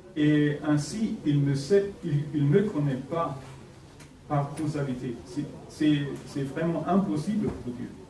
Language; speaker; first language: French; non-native, fluent; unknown